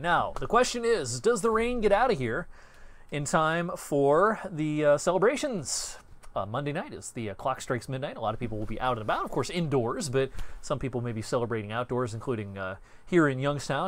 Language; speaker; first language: English; native; English